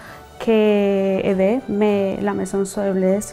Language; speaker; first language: French; non-native, learner; Spanish